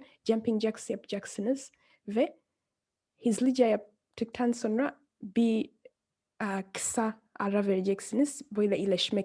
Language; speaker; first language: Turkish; non-native, fluent; English